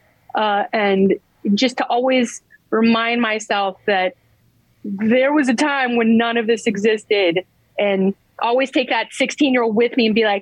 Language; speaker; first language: English; native; English